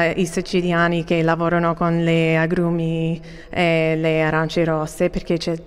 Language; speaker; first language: Italian; non-native, fluent; English